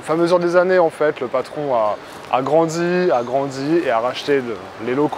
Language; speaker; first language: French; native; French